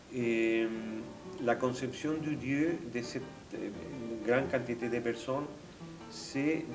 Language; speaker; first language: French; non-native, fluent; Spanish